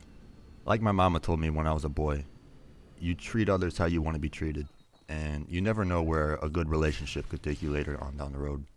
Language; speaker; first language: English; native; English